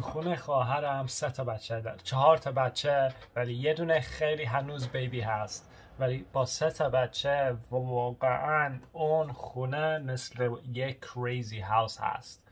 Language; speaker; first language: Persian; early bilingual, heritage; Persian